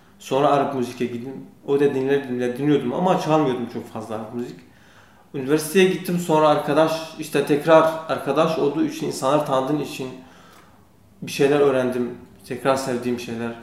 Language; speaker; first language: Turkish; non-native, learner; Kurdish